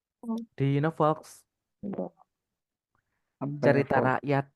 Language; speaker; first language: English; non-native, fluent; Indonesian